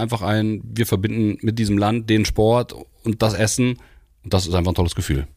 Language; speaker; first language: German; native; German